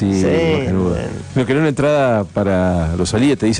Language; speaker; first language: Spanish; native; Spanish